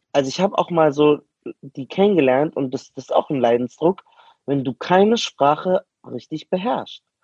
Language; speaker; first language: German; native; German